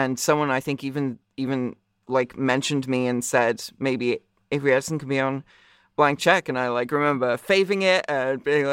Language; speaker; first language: English; native; English